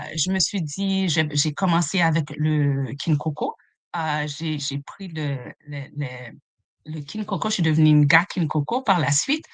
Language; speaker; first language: French; non-native, local second language; Haitian Creole